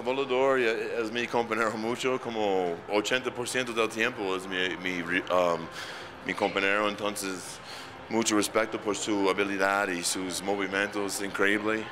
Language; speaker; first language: Spanish; non-native, fluent; English